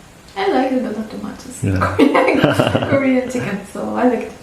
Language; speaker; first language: English; non-native, fluent; Albanian